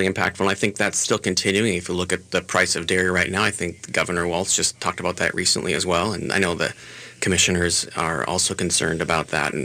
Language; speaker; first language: English; native; English